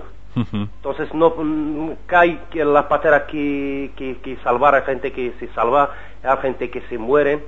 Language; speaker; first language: Spanish; non-native, learner; Arabic